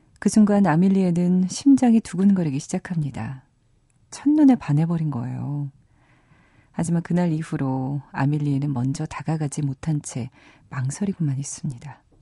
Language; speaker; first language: Korean; native; Korean